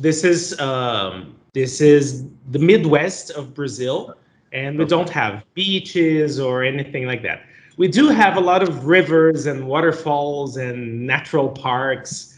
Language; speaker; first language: English; non-native, fluent; Portuguese